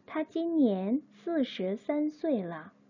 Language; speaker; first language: Chinese; non-native, fluent; Korean